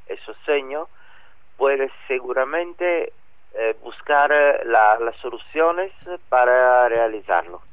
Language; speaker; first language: Spanish; non-native, learner; Italian